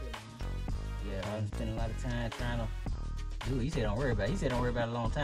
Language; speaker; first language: English; native; English